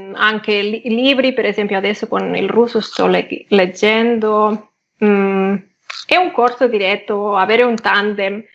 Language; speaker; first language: Italian; non-native, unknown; Catalan